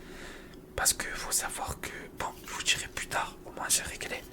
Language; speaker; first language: French; native; French